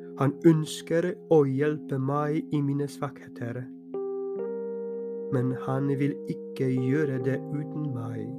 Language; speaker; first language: Norwegian; non-native, fluent; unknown